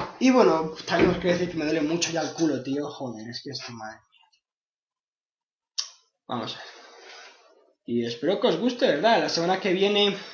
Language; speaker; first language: Spanish; native; Spanish